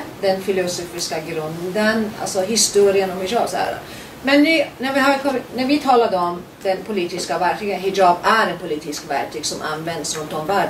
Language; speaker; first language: Swedish; non-native, fluent; Persian